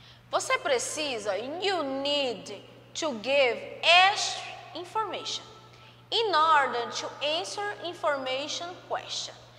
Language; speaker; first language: English; non-native, learner; Portuguese